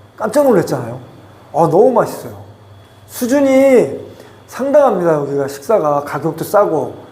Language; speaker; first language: Korean; native; Korean